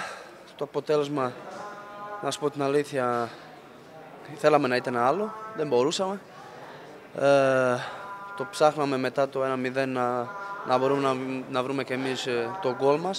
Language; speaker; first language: Greek; non-native, fluent; Portuguese